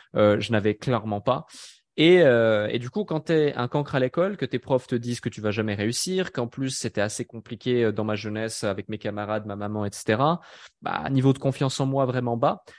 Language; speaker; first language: French; native; French